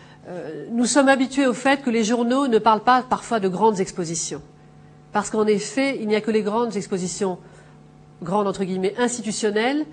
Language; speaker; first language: French; native; French